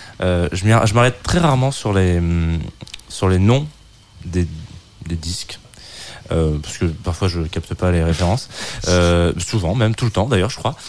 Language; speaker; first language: French; native; French